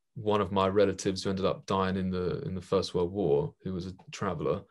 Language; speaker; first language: English; native; English